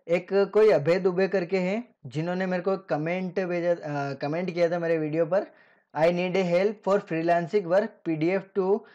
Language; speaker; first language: Hindi; native; Hindi